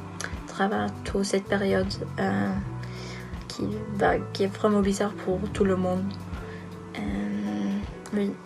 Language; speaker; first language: French; non-native, learner; Norwegian